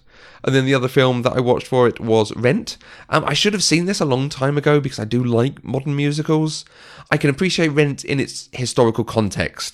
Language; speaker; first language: English; native; English